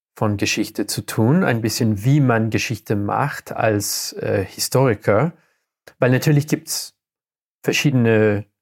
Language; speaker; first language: German; non-native, fluent; English